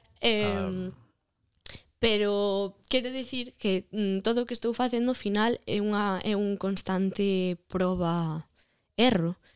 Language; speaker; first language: Galician; native; Galician